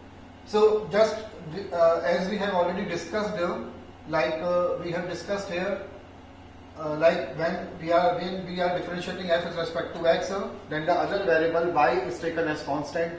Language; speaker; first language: English; non-native, local second language; Hindi